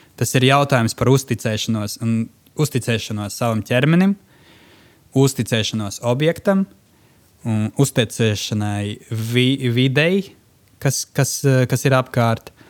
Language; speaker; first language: Latvian; non-native, local second language; Russian